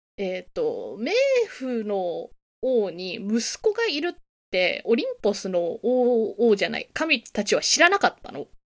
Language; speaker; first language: Japanese; native; Japanese